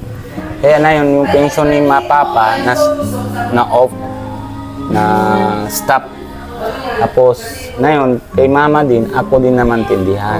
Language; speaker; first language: Filipino; non-native, learner; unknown